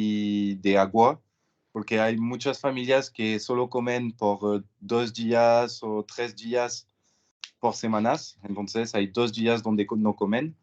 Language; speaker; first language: Spanish; non-native, learner; French